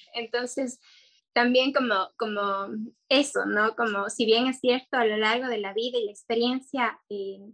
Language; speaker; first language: Spanish; native; Spanish